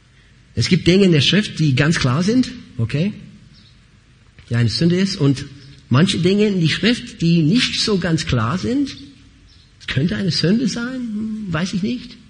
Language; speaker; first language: German; non-native, fluent; English